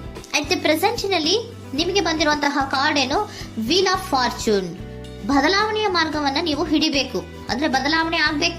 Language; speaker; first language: Kannada; native; Kannada